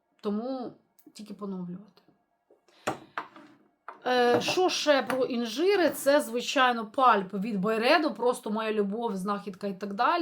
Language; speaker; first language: Ukrainian; native; Ukrainian